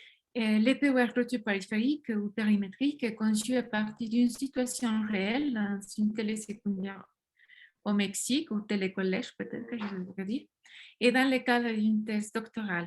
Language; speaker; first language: French; non-native, fluent; Spanish